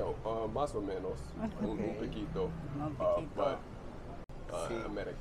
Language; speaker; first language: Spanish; non-native, learner; English